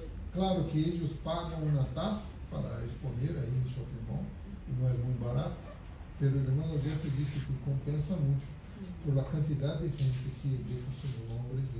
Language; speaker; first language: Spanish; non-native, fluent; Portuguese